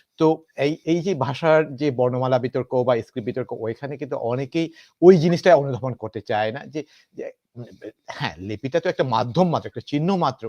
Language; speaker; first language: Bangla; non-native, local second language; Manipuri